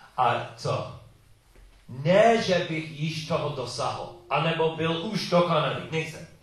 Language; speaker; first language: Czech; non-native, learner; English